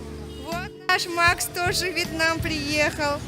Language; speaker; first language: Russian; non-native, local second language; Uzbek